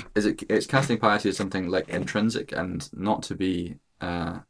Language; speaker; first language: English; native; English